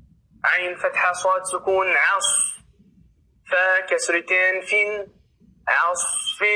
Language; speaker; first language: Arabic; non-native, fluent; Oromo